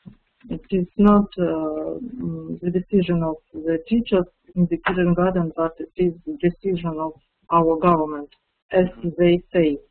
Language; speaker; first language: English; non-native, fluent; Russian